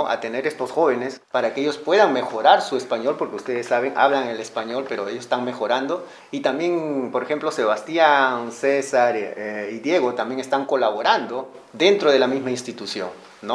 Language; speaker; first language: Spanish; native; Spanish